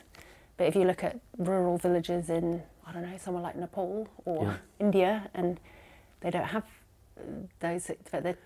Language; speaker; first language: English; native; English